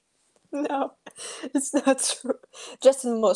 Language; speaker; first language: English; non-native, learner; Russian